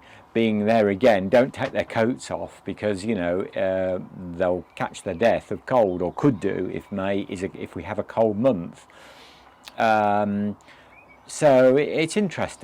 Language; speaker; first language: English; native; English